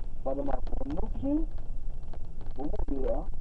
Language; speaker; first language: German; native; German